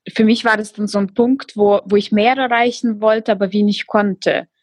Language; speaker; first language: German; early bilingual, other home language; Russian